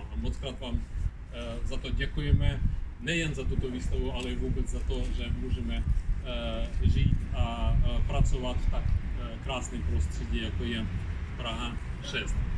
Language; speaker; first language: Czech; non-native, fluent; Ukrainian